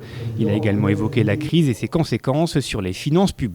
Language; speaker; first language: French; native; French